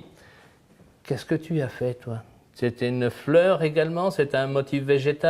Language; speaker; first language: French; native; French